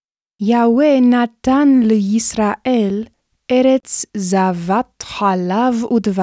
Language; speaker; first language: Hebrew; non-native, fluent; English